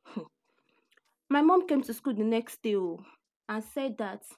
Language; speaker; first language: English; non-native, local second language; Yoruba